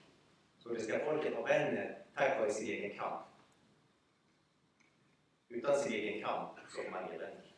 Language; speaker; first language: Swedish; early bilingual, other home language; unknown